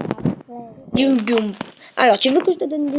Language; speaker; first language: French; native; French